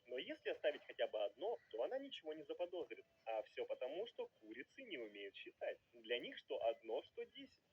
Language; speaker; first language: Russian; native; Russian